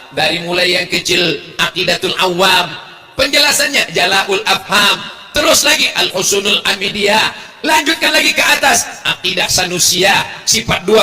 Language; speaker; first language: Indonesian; native; Indonesian